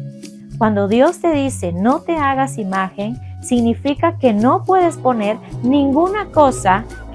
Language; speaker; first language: Spanish; native; Spanish